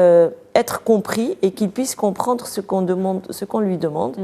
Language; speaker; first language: French; non-native, local second language; Arabic